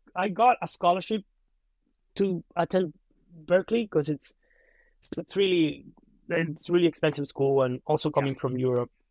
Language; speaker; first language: English; non-native, fluent; Italian